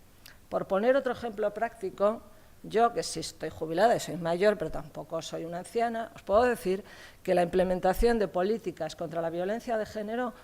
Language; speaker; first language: Spanish; native; Spanish